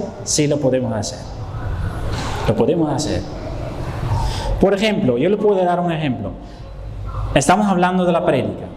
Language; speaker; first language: Spanish; non-native, fluent; Dutch